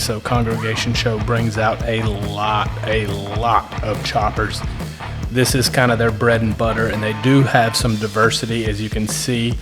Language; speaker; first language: English; native; English